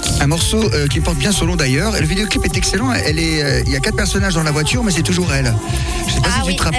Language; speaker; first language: French; native; French